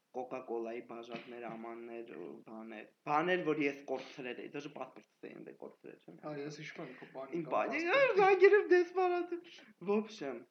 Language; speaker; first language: Armenian; native; Armenian